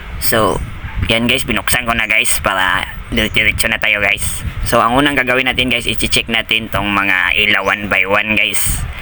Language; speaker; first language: Filipino; non-native, local second language; Cebuano